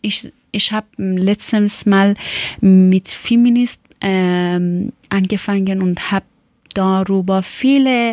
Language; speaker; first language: German; non-native, learner; Persian